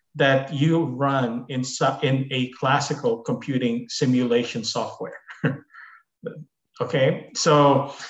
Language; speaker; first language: English; non-native, local second language; Filipino